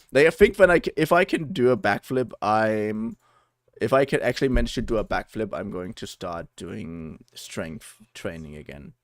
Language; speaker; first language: English; non-native, fluent; German